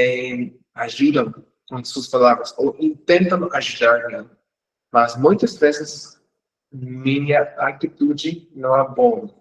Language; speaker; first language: Portuguese; non-native, fluent; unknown